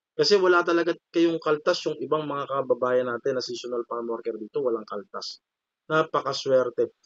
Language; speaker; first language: Filipino; native; Filipino